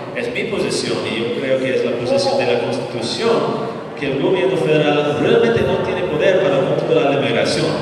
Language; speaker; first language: Spanish; non-native, fluent; English